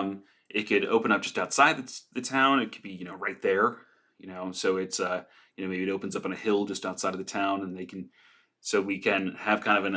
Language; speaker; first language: English; native; English